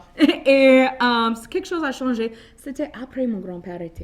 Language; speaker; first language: French; non-native, local second language; English